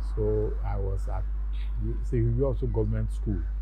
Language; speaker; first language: English; non-native, local second language; Akan